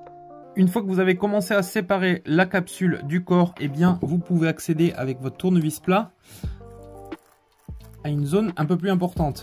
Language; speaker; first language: French; native; French